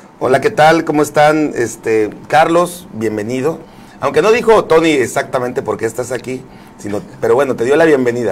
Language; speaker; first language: Spanish; native; Spanish